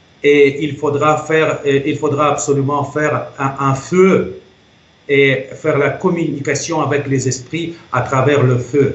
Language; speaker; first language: French; non-native, fluent; Russian